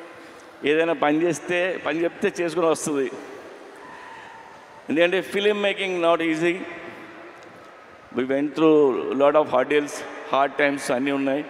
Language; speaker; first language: Telugu; native; Telugu